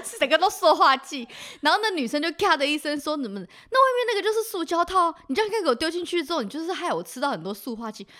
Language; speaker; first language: Chinese; native; Chinese